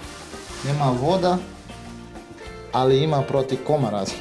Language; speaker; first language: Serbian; non-native, learner; Portuguese